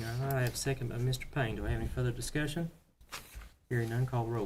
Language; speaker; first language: English; native; English